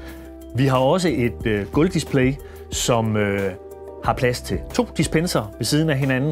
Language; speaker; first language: Danish; native; Danish